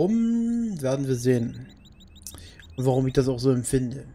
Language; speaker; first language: German; native; German